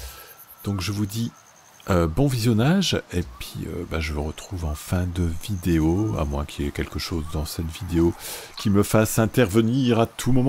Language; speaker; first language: French; native; French